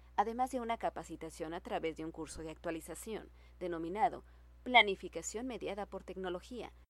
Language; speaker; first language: Spanish; native; Spanish